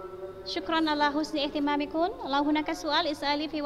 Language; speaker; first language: Arabic; non-native, fluent; Indonesian